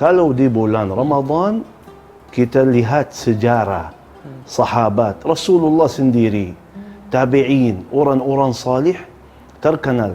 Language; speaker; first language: Indonesian; non-native, fluent; Arabic